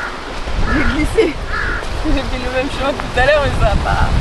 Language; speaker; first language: French; native; French